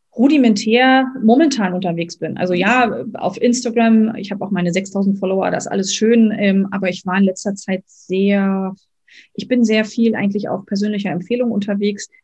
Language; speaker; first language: German; native; German